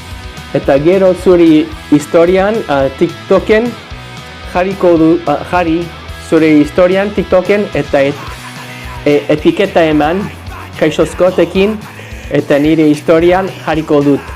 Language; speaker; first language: Basque; non-native, learner; English